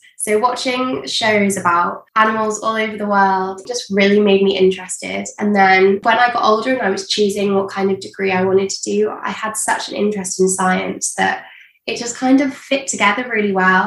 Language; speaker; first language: English; native; English